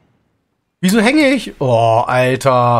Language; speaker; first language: German; native; German